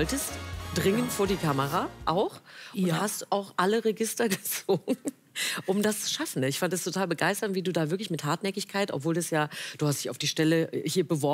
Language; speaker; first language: German; native; German